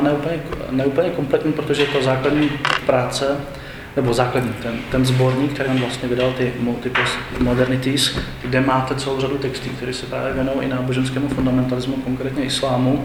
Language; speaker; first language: Czech; native; Czech